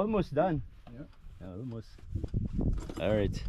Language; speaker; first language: English; non-native, learner; Filipino